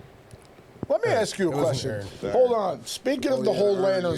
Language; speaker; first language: English; native; English